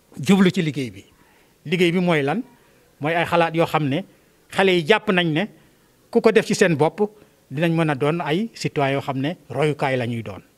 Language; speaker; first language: Wolof; native; Wolof